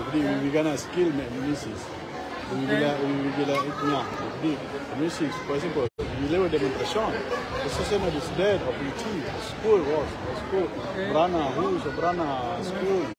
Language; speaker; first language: Danish; non-native, learner; Achinese